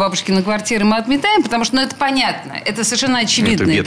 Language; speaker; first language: Russian; native; Russian